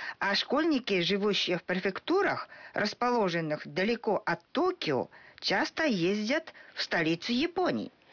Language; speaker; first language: Russian; non-native, fluent; Japanese